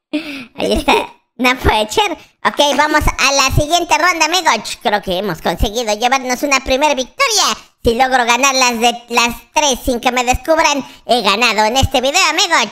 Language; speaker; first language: Spanish; native; Spanish